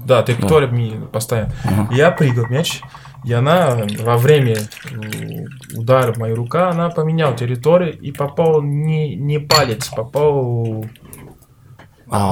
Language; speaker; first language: Russian; non-native, learner; Portuguese